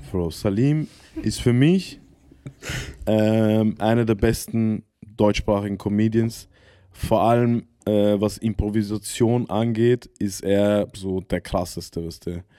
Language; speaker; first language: German; early bilingual, other home language; Arabic